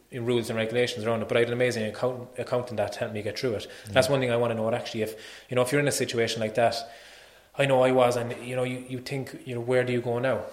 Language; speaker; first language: English; native; English